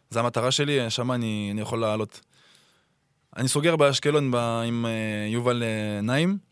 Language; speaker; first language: Hebrew; non-native, fluent; French